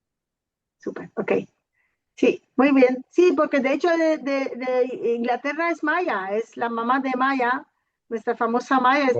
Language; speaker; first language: Spanish; non-native, fluent; Polish